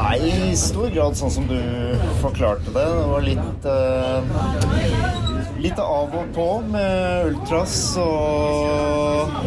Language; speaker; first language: Norwegian; native; Norwegian